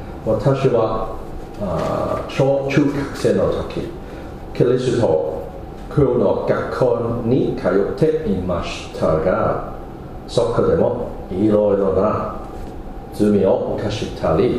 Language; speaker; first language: Japanese; non-native, fluent; English